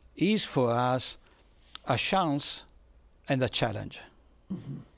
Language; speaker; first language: English; non-native, fluent; Italian